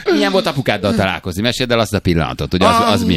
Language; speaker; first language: Hungarian; native; Hungarian